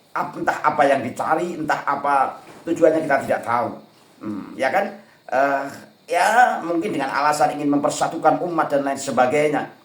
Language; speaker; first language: Indonesian; native; Indonesian